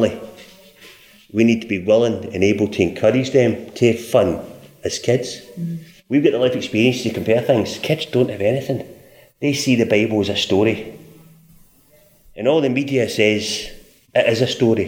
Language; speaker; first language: English; native; English